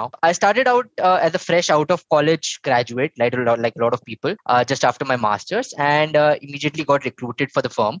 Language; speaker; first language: English; non-native, local second language; Hindi